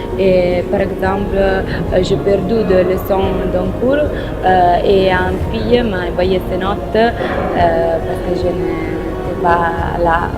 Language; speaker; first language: French; non-native, fluent; Italian